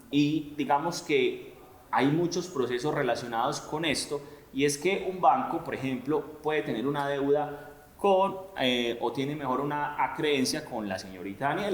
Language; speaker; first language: Spanish; native; Spanish